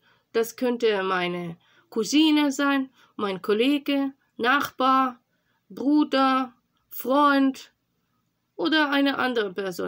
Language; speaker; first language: German; non-native, fluent; Russian